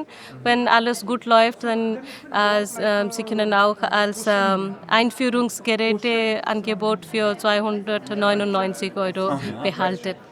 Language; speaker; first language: German; non-native, learner; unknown